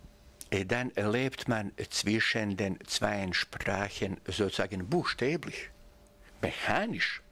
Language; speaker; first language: German; non-native, fluent; Bosnian